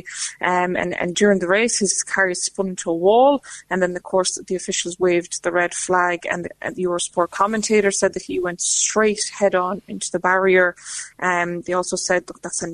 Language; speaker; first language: English; non-native, fluent; Lithuanian